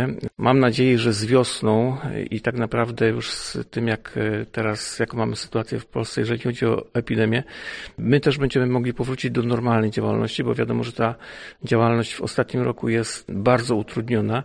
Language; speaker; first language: Polish; native; Polish